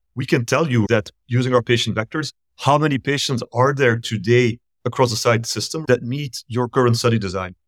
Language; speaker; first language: English; non-native, fluent; Dutch